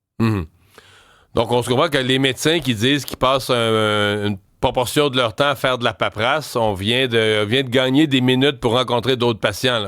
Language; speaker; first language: French; native; French